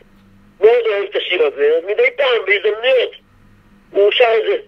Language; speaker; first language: Hebrew; native; Hebrew